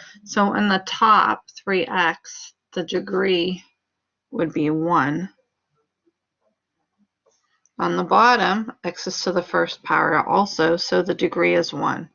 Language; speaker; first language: English; native; English